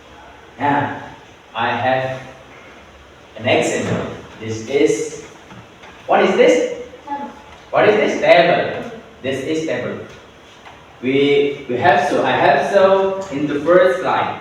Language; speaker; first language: English; non-native, learner; Indonesian